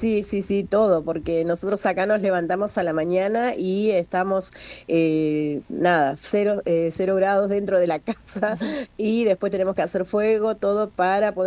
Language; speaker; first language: Spanish; native; Spanish